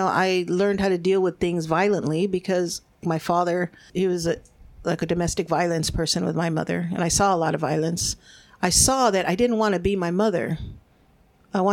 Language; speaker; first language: English; early bilingual, other home language; Spanish